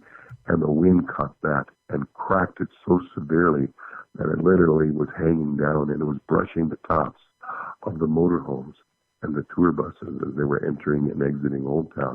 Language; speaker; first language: English; native; English